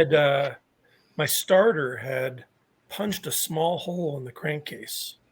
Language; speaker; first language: English; native; English